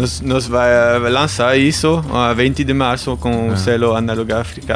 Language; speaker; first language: Portuguese; non-native, learner; German